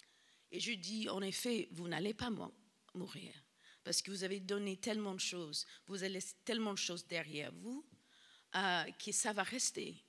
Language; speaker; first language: French; non-native, fluent; English